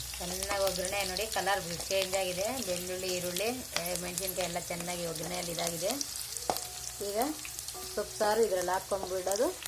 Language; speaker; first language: Kannada; non-native, local second language; Telugu